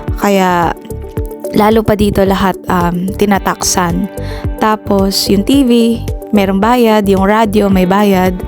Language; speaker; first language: Filipino; native; Filipino